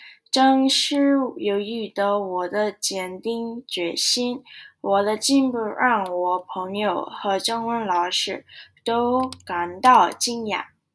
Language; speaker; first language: Chinese; non-native, learner; Korean